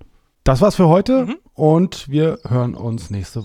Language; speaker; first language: German; native; German